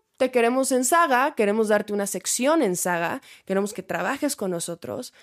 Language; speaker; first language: Spanish; native; Spanish